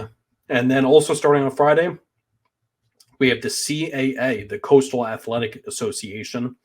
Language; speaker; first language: English; native; English